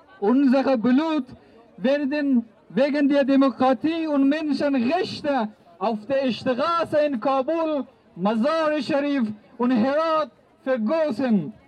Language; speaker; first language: German; non-native, fluent; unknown